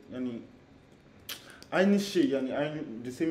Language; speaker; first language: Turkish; non-native, learner; English